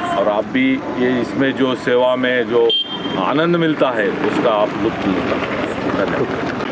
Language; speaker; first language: Hindi; non-native, local second language; Marathi